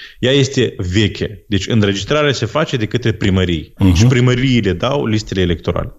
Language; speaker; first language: Romanian; non-native, local second language; Gagauz